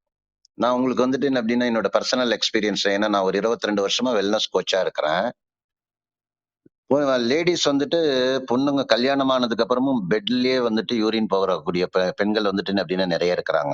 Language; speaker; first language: Tamil; native; Tamil